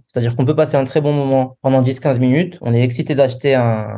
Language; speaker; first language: French; non-native, local second language; Arabic